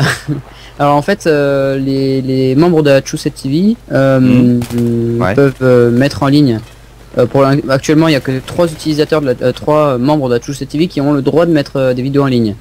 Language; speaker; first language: French; native; French